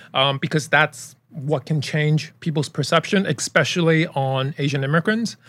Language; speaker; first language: English; early bilingual, other home language; Cantonese